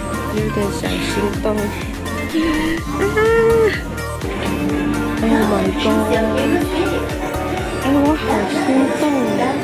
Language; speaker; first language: Chinese; early bilingual, heritage; Cantonese